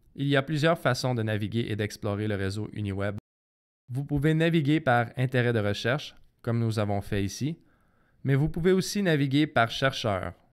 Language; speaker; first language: French; native; French